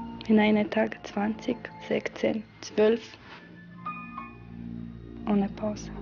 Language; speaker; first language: German; non-native, learner; Romanian